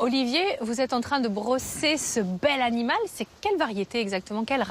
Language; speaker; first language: French; native; French